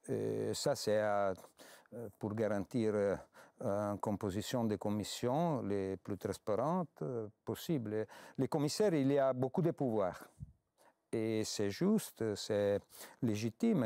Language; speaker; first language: French; non-native, fluent; Italian